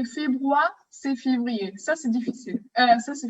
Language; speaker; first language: French; non-native, fluent; German